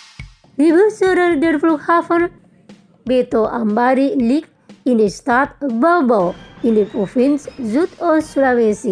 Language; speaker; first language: German; non-native, fluent; Indonesian